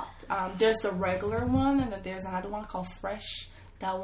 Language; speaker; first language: English; non-native, fluent; Malagasy